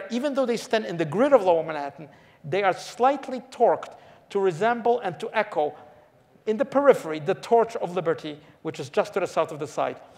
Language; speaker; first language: English; early bilingual, other home language; Polish